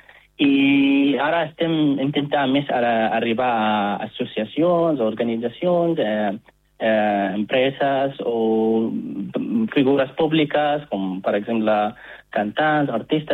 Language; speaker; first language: Catalan; non-native, fluent; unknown